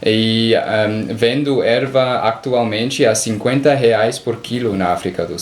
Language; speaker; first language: Portuguese; non-native, learner; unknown